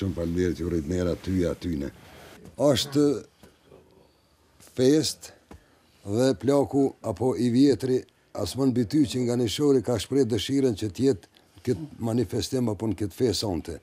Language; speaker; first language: Albanian; native; Albanian